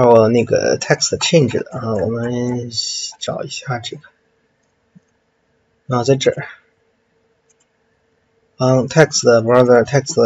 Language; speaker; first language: Chinese; native; Chinese